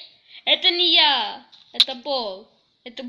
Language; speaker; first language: Russian; early bilingual, heritage; Russian